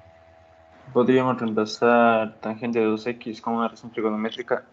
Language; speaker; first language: Spanish; native; Spanish